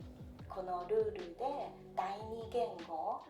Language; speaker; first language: Japanese; non-native, fluent; Chinese